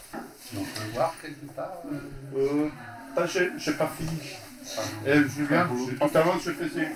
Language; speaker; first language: French; non-native, fluent; Bosnian